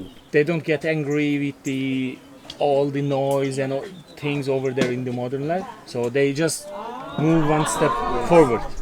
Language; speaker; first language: English; non-native, fluent; Turkish